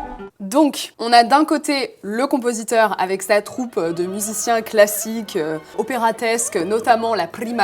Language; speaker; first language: French; native; French